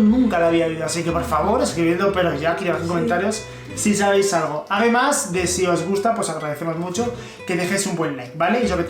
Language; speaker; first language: Spanish; native; Spanish